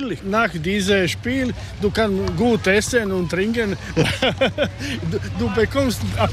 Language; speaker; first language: German; non-native, learner; Croatian